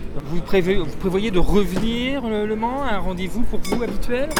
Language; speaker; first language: French; native; French